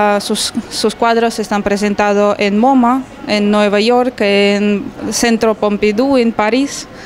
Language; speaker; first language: Spanish; non-native, fluent; Russian